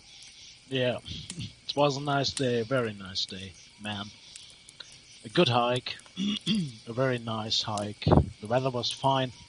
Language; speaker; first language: English; non-native, learner; German